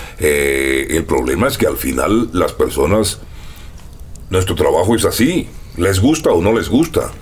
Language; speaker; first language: Spanish; native; Spanish